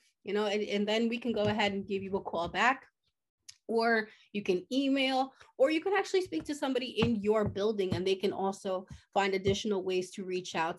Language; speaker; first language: English; early bilingual, other home language; Spanish